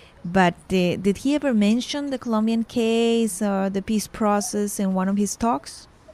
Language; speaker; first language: English; non-native, fluent; Spanish